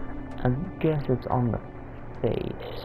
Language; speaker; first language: English; native; English